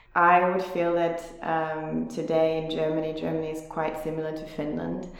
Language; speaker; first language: English; non-native, fluent; Finnish